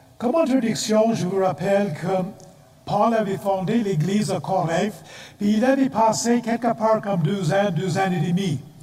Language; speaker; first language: French; non-native, fluent; English